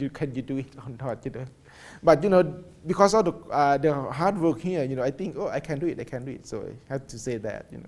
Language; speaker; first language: English; non-native, learner; Thai